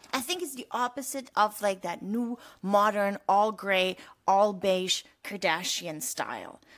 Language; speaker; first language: English; non-native, fluent; German